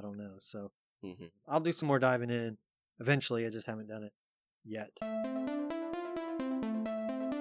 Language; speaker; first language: English; native; English